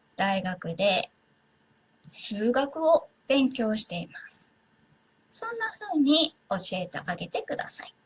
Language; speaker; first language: Japanese; native; Japanese